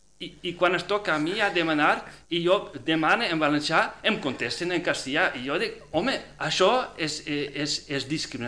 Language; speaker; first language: Catalan; non-native, fluent; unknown